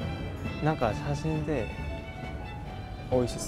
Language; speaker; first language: Japanese; non-native, learner; Korean